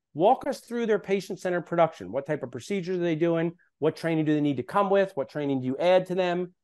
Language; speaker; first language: English; native; English